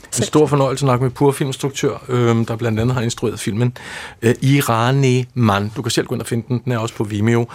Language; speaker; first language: Danish; native; Danish